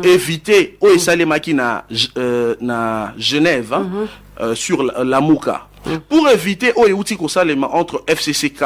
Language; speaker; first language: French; non-native, local second language; Lingala